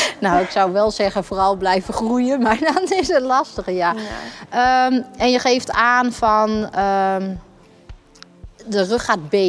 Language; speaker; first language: Dutch; native; Dutch